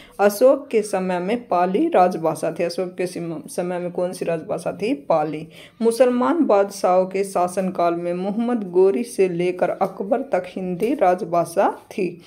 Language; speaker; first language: Hindi; native; Hindi